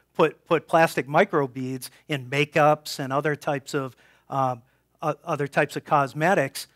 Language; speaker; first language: English; native; English